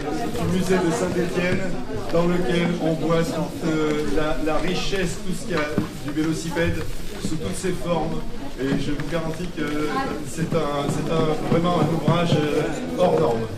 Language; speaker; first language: French; native; French